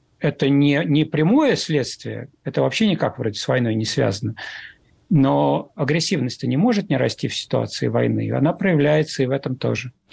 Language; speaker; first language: Russian; native; Russian